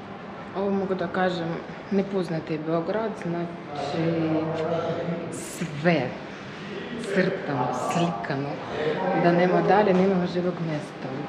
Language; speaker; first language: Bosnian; non-native, fluent; Russian